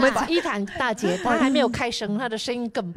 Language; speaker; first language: Chinese; native; Chinese